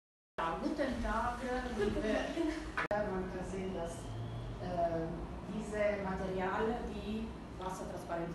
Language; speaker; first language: German; non-native, learner; Italian